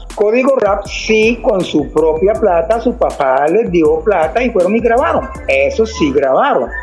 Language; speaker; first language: Spanish; native; Spanish